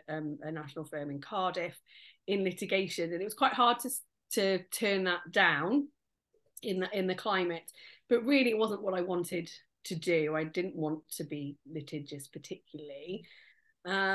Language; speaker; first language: English; native; English